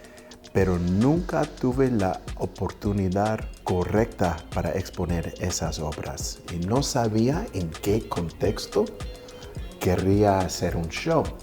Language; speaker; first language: Spanish; early bilingual, heritage; Spanish